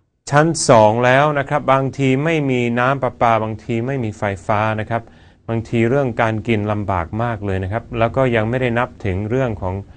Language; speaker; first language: Thai; non-native, fluent; Swedish